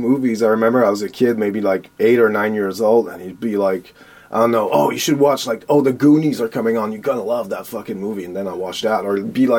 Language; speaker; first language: English; native; English